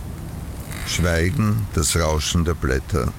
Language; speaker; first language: German; native; German